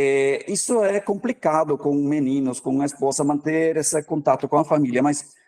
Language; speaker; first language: Portuguese; non-native, fluent; Norwegian